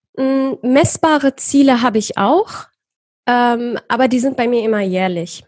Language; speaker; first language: German; early bilingual, other home language; Persian